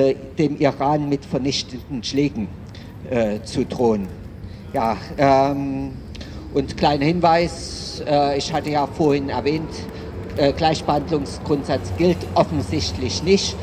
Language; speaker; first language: German; native; German